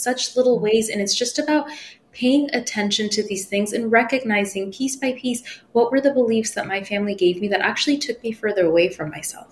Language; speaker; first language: English; early bilingual, other home language; Persian